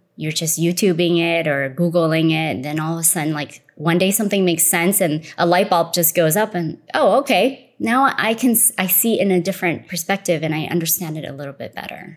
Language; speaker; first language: English; early bilingual, other home language; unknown